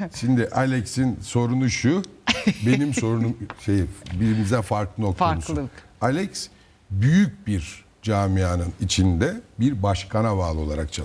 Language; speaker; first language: Turkish; native; Turkish